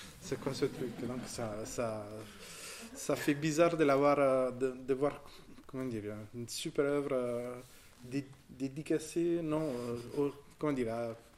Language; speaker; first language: French; non-native, fluent; Italian